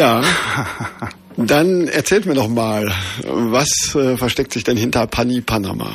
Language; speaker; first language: German; native; German